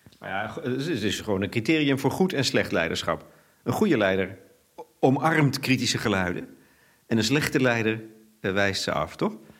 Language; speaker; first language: Dutch; native; Dutch